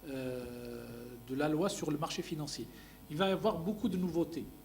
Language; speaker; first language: French; non-native, local second language; Arabic